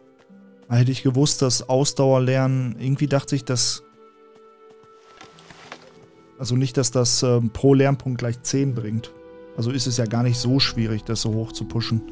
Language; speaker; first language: German; native; German